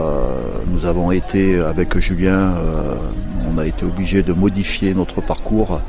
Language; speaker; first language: French; native; French